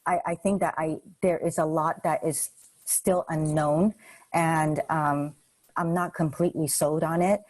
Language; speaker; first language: English; non-native, local second language; Cantonese